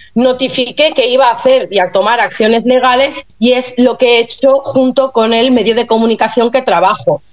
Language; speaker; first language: Spanish; native; Spanish